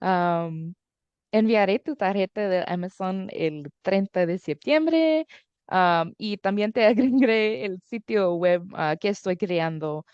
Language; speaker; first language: Spanish; early bilingual, heritage; English